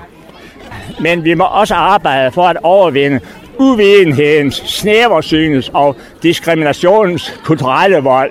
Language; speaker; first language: Danish; native; Danish